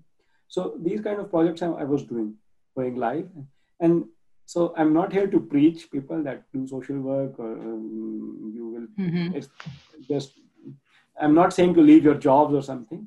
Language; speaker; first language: English; non-native, local second language; Urdu